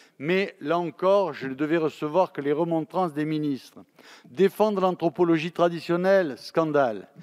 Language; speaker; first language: French; native; French